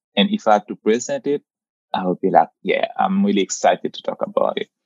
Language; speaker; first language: English; non-native, fluent; Haitian Creole